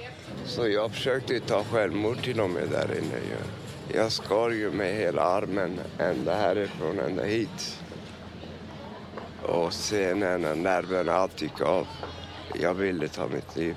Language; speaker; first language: Swedish; non-native, fluent; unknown